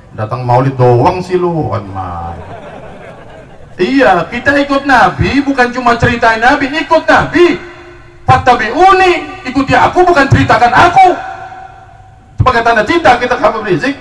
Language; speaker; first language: Indonesian; native; Indonesian